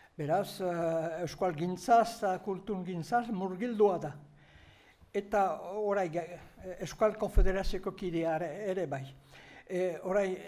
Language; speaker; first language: Basque; native; Basque